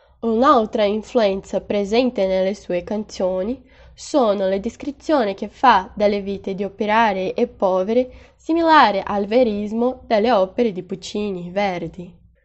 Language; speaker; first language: Italian; non-native, learner; Portuguese